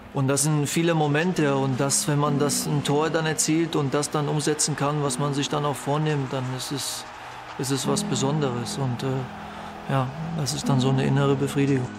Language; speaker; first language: German; early bilingual, other home language; Polish